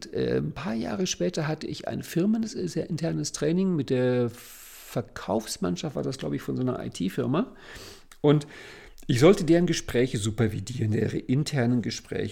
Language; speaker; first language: German; native; German